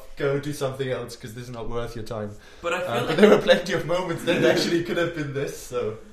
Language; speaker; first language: English; non-native, fluent; German